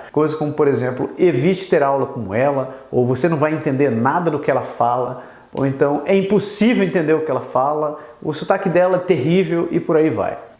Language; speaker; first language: Portuguese; native; Portuguese